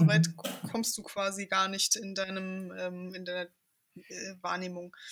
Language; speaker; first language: German; native; German